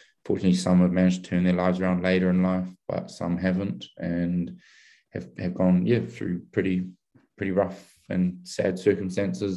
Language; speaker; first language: English; native; English